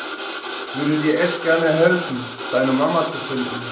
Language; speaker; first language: German; native; German